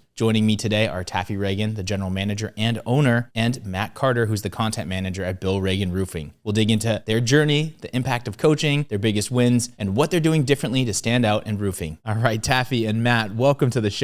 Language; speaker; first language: English; native; English